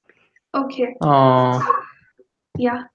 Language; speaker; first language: German; non-native, fluent; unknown